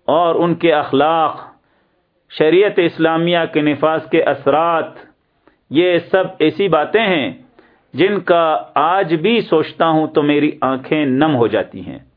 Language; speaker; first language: Urdu; native; Urdu